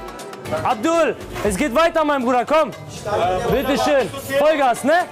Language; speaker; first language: German; early bilingual, other home language; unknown